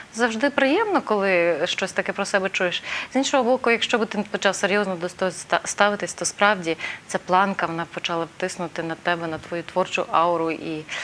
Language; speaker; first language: Ukrainian; native; Ukrainian